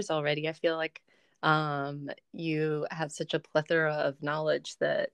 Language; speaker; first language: English; native; English